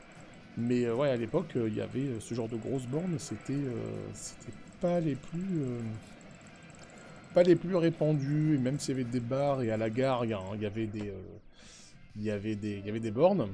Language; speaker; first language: French; native; French